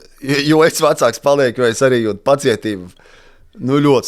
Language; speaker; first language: Latvian; native; Latvian